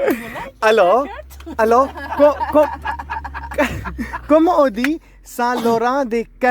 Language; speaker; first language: French; non-native, learner; Hindi